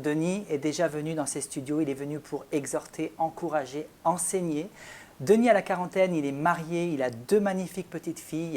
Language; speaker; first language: French; native; French